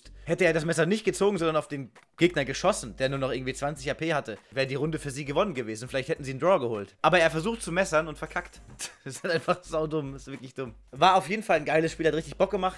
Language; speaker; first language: German; native; German